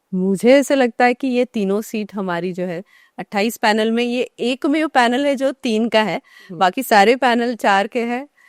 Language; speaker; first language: Hindi; non-native, local second language; Marathi